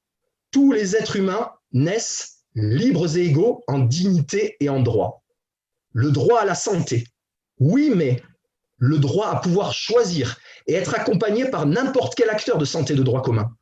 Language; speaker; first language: French; native; French